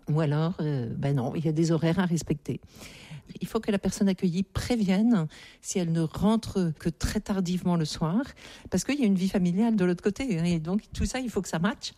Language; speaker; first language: French; native; French